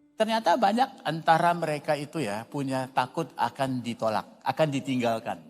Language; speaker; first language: Indonesian; non-native, fluent; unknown